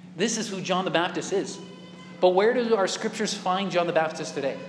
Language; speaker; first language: English; native; English